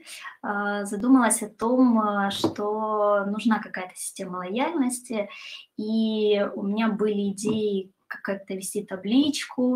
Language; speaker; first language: Russian; native; Russian